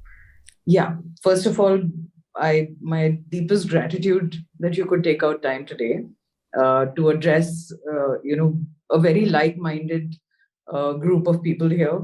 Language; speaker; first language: English; non-native, local second language; Hindi